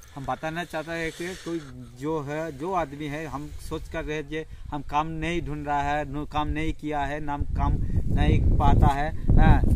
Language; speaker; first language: Hindi; non-native, local second language; Bangla